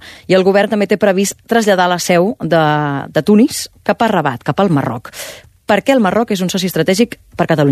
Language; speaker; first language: Catalan; native; Catalan